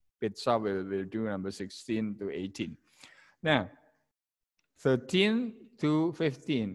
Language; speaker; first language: English; non-native, fluent; Indonesian